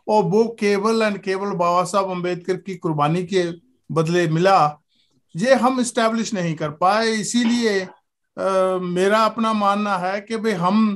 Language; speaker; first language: Hindi; native; Hindi